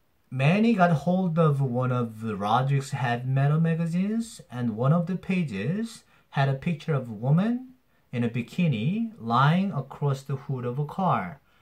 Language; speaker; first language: English; non-native, fluent; Korean